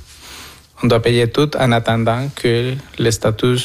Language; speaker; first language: French; non-native, fluent; Spanish